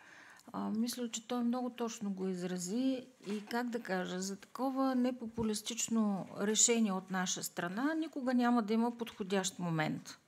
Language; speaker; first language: Bulgarian; native; Bulgarian